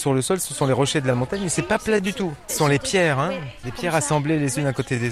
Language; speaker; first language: French; native; French